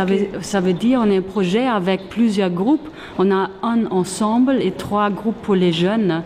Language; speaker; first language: French; non-native, fluent; German